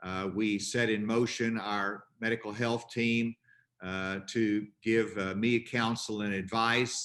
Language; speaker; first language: English; native; English